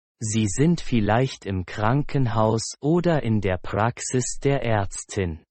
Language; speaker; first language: German; non-native, fluent; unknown